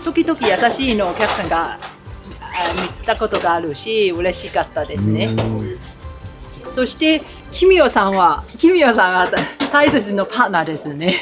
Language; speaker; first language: Japanese; non-native, learner; Cantonese